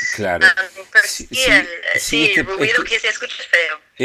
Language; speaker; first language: Spanish; non-native, fluent; English